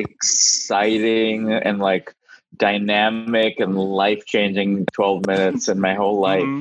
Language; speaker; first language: English; non-native, local second language; Hindi